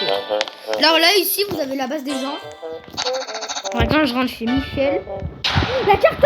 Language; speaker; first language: French; native; French